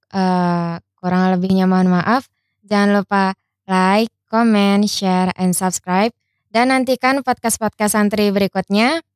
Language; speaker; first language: Indonesian; native; Indonesian